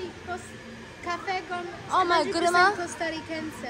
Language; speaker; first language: Spanish; non-native, learner; English